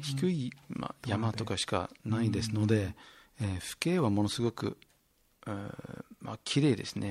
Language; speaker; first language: Japanese; non-native, fluent; English